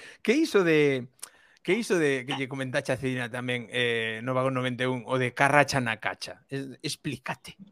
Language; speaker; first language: Galician; native; Galician